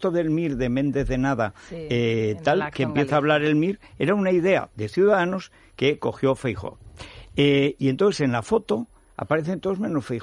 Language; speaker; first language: Spanish; native; Spanish